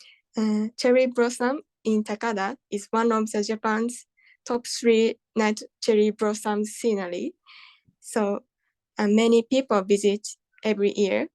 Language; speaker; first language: English; non-native, learner; Japanese